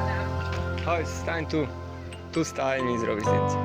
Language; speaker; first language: Polish; native; Polish